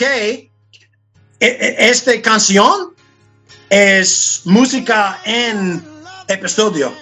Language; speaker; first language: Spanish; non-native, learner; English